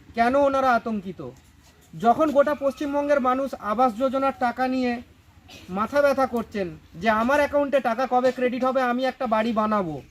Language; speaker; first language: Bangla; native; Bangla